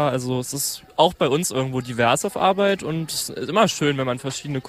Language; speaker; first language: German; native; German